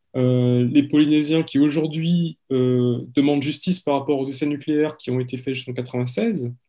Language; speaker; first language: French; native; French